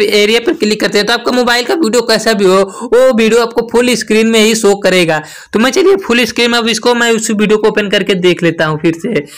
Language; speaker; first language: Hindi; native; Hindi